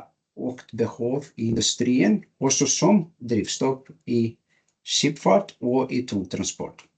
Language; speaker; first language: Norwegian; non-native, learner; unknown